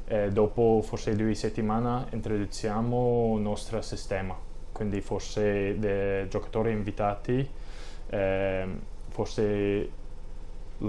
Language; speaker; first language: Italian; non-native, learner; English